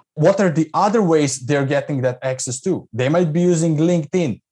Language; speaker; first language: English; non-native, fluent; Croatian